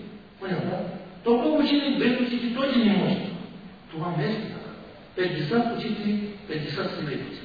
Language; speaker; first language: Russian; non-native, learner; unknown